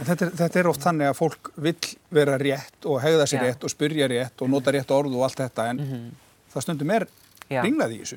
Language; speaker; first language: Icelandic; native; Icelandic